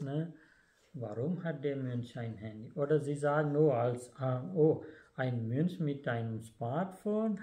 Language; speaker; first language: German; non-native, fluent; Sinhala